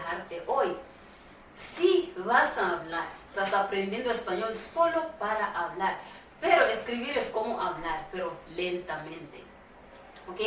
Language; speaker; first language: Spanish; non-native, fluent; Swahili